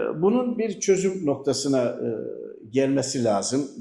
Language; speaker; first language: Turkish; native; Turkish